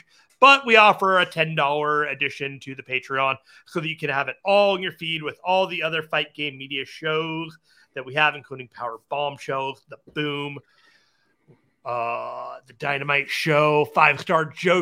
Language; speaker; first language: English; native; English